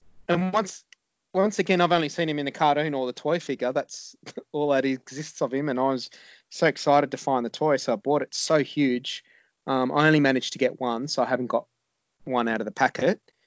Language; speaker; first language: English; native; English